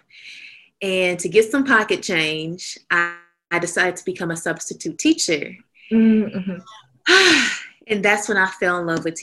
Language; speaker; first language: English; native; English